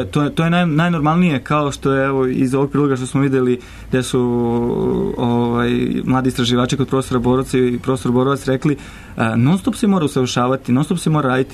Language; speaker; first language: Serbian; native; Serbian